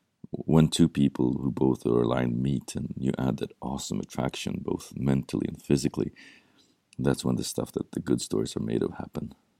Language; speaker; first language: English; non-native, fluent; Swedish